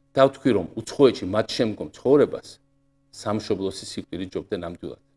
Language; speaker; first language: Georgian; native; Georgian